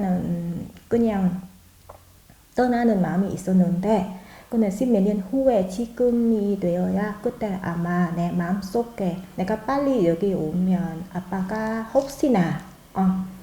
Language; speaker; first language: Korean; non-native, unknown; Vietnamese